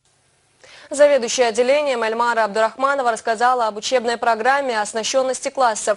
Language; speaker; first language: Russian; native; Russian